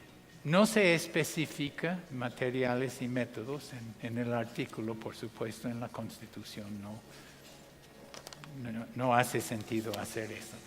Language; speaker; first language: Spanish; non-native, fluent; English